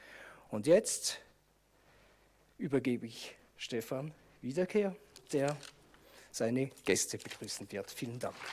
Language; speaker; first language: German; native; German